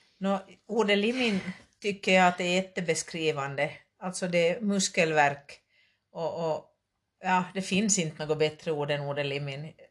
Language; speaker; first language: Swedish; native; Swedish